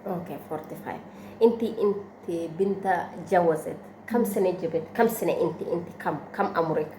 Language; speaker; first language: Arabic; non-native, learner; Amharic